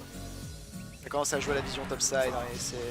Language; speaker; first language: French; native; French